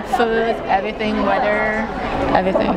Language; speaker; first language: English; non-native, fluent; Cantonese